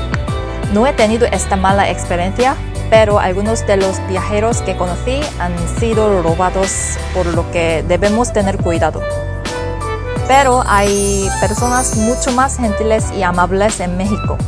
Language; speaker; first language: Spanish; non-native, fluent; Korean